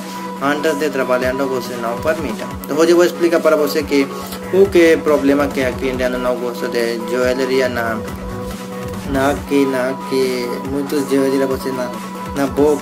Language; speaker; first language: Portuguese; non-native, learner; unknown